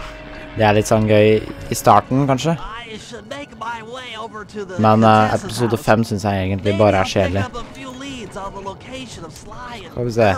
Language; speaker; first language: Norwegian; native; Norwegian